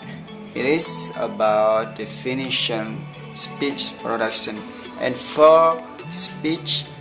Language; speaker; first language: English; non-native, learner; Indonesian